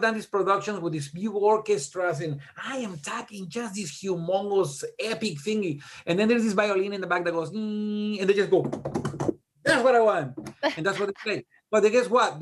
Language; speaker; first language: English; non-native, fluent; Spanish